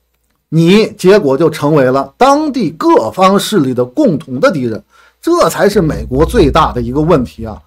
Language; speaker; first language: Chinese; native; Chinese